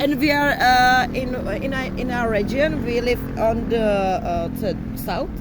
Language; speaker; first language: English; non-native, fluent; Czech